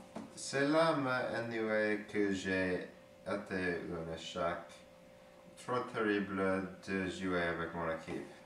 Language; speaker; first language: French; non-native, learner; English